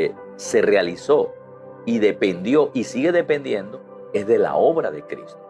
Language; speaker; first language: Spanish; native; Spanish